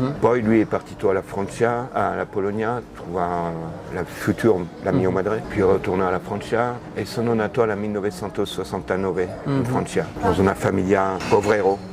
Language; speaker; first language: Italian; non-native, learner; French